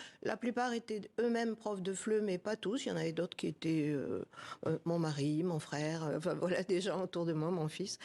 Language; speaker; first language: French; native; French